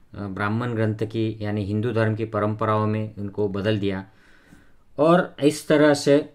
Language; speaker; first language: Hindi; non-native, local second language; Marathi